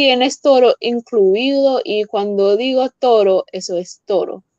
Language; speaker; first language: Spanish; non-native, fluent; English